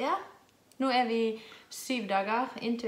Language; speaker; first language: Norwegian; native; Norwegian